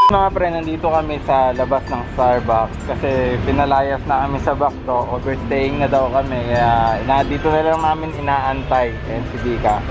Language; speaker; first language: Filipino; native; Filipino